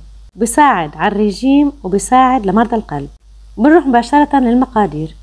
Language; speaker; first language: Arabic; native; Arabic